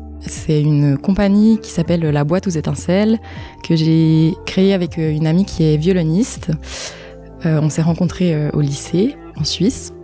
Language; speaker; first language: French; native; French